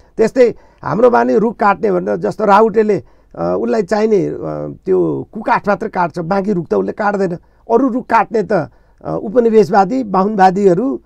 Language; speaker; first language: Nepali; non-native, local second language; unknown